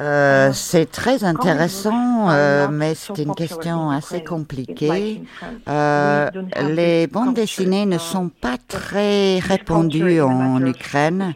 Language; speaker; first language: French; non-native, fluent; Ukrainian